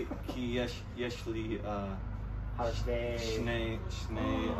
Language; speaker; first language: Hebrew; non-native, learner; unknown